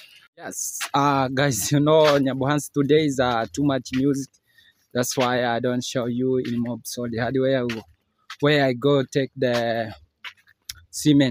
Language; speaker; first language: English; non-native, learner; Swahili